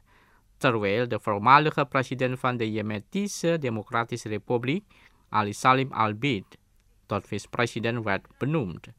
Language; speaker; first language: Dutch; non-native, fluent; Indonesian